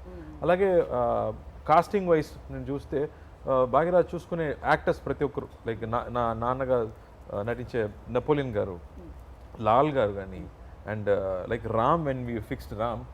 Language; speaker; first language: Telugu; non-native, fluent; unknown